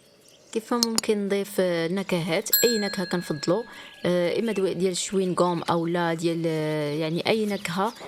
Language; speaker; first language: Arabic; native; Arabic